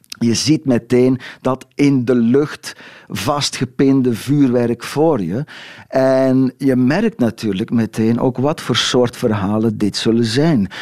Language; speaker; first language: Dutch; native; Dutch